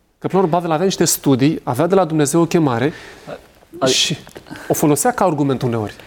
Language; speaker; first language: Romanian; native; Romanian